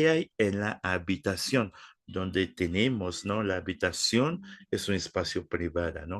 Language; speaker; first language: Spanish; non-native, fluent; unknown